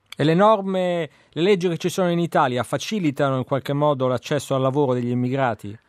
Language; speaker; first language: Italian; native; Italian